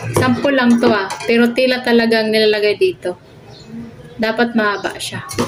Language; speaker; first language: Filipino; non-native, local second language; Cebuano